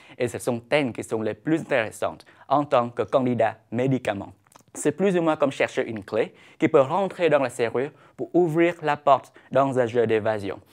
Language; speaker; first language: French; non-native, fluent; Vietnamese